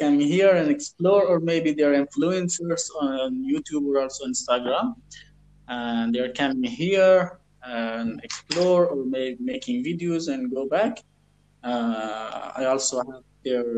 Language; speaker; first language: English; non-native, learner; Persian